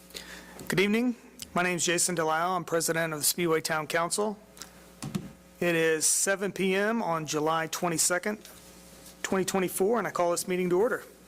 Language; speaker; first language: English; native; English